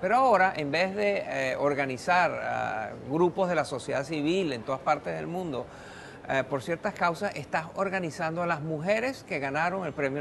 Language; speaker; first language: Spanish; native; Spanish